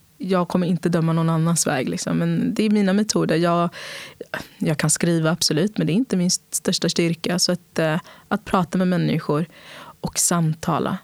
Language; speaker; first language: Swedish; early bilingual, other home language; Portuguese